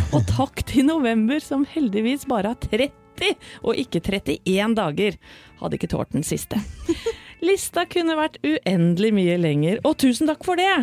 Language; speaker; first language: Norwegian; native; Norwegian